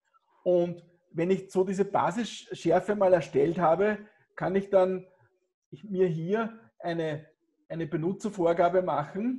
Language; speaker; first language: German; native; German